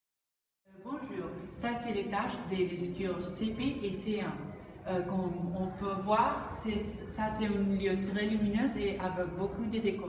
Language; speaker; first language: French; non-native, learner; Spanish